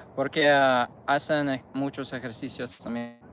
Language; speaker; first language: Spanish; non-native, learner; English